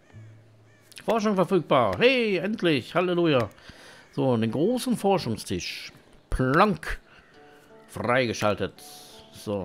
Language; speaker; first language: German; native; German